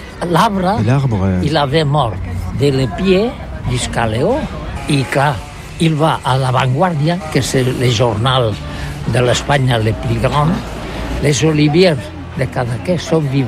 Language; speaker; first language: French; non-native, learner; Catalan